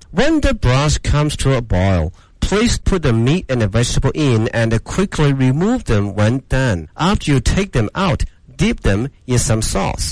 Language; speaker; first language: English; non-native, fluent; Chinese